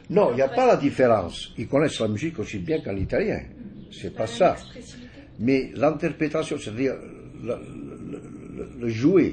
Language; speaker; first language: French; non-native, fluent; Italian